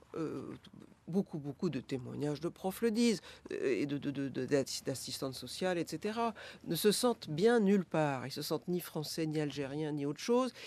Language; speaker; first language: French; native; French